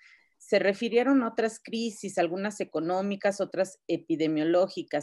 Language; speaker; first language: Spanish; native; Spanish